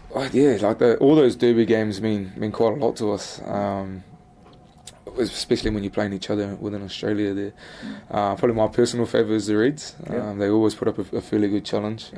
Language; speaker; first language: English; native; English